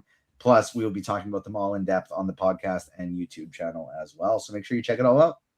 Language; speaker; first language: English; native; English